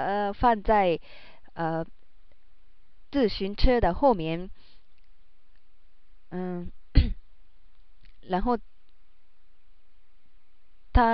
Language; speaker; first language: Chinese; non-native, learner; Japanese